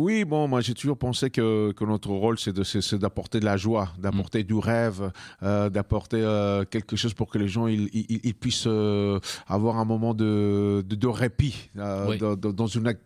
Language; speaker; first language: French; early bilingual, other home language; Spanish